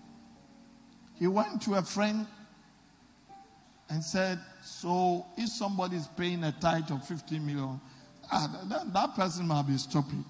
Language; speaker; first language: English; non-native, local second language; Akan